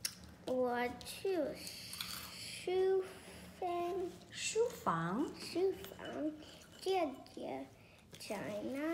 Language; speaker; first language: Chinese; early bilingual, heritage; Chinese